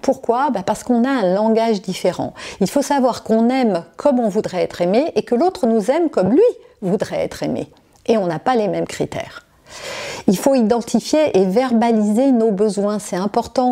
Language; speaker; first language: French; native; French